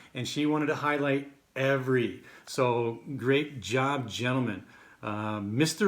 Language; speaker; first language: English; native; English